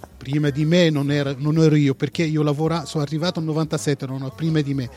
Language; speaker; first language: Italian; non-native, fluent; Arabic